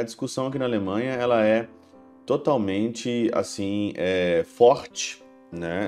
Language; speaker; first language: Portuguese; native; Portuguese